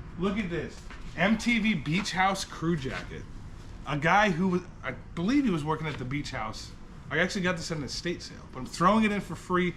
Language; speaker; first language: English; native; English